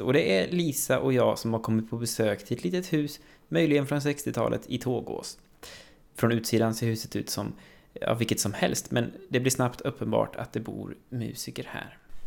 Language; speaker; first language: Swedish; native; Swedish